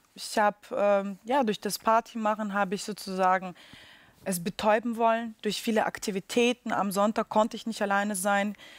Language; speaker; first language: German; early bilingual, other home language; Russian